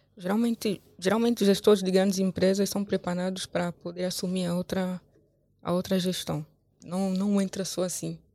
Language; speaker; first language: Portuguese; native; Portuguese